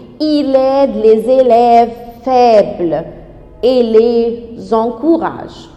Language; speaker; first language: French; non-native, fluent; Arabic